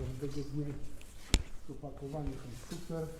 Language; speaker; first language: Polish; non-native, learner; Italian